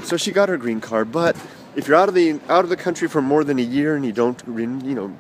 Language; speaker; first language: English; native; English